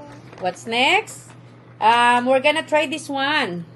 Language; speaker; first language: English; non-native, local second language; Filipino